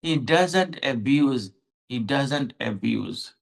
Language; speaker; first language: English; non-native, local second language; Hindi